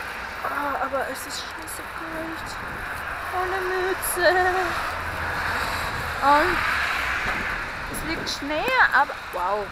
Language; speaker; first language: German; non-native, fluent; Russian